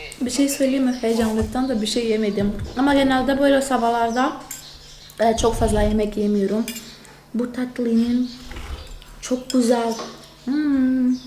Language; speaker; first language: Turkish; non-native, fluent; Portuguese